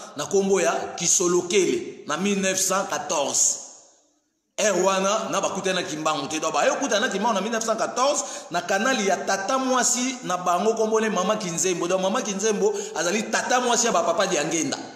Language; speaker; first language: Lingala; non-native, local second language; Kongo